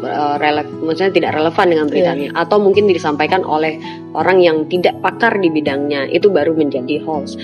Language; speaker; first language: Indonesian; native; Indonesian